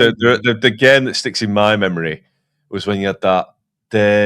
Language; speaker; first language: English; native; English